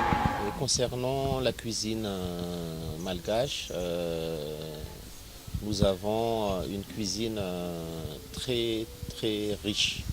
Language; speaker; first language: French; non-native, local second language; Malagasy